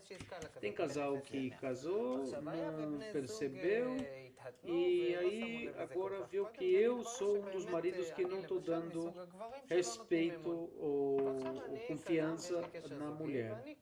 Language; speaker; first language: Portuguese; non-native, fluent; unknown